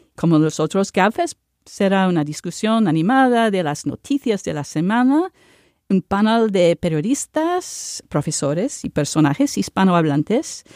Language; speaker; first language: Spanish; non-native, fluent; English